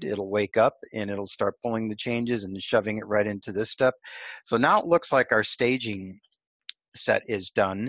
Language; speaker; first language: English; native; English